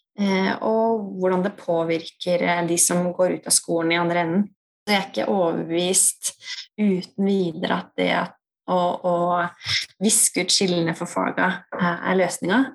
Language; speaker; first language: Norwegian; native; Norwegian